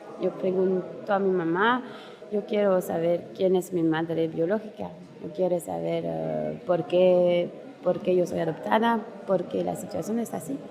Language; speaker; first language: Spanish; non-native, learner; French